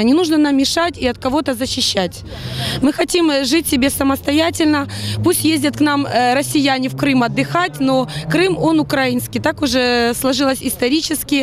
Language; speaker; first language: Russian; native; Russian